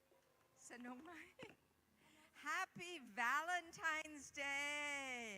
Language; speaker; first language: Thai; non-native, fluent; English